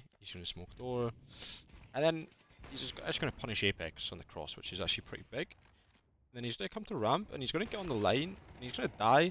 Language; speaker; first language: English; native; English